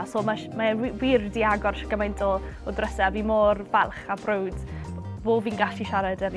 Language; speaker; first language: Welsh; non-native, local second language; English